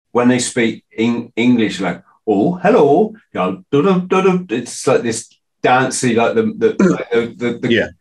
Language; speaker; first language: English; native; English